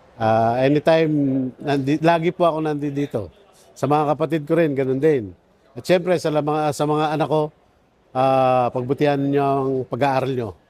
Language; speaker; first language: Filipino; native; Filipino